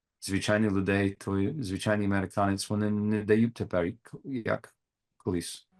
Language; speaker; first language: Ukrainian; non-native, learner; English